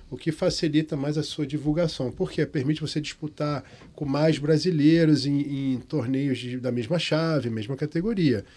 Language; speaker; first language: Portuguese; non-native, fluent; Arabic